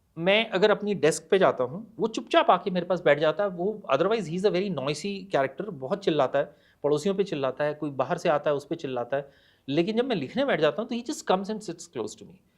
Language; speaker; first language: Hindi; native; Hindi